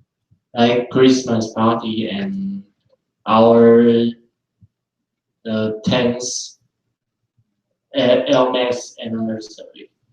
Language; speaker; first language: English; non-native, fluent; Chinese